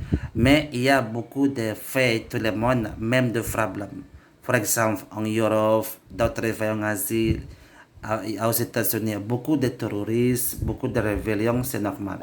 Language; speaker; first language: French; non-native, learner; Indonesian